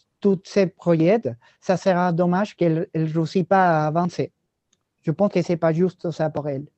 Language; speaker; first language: French; non-native, learner; Spanish